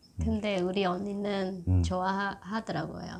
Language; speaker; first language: Korean; non-native, learner; Khmer